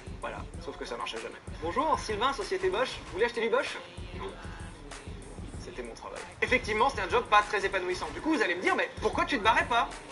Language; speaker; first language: French; native; French